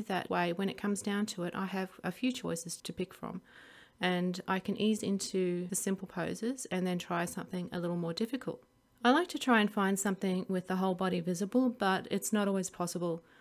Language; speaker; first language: English; native; English